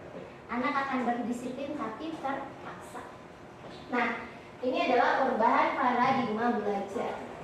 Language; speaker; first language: Indonesian; native; Indonesian